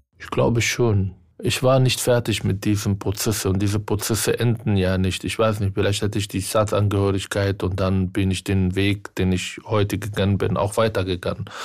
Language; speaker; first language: German; non-native, fluent; Arabic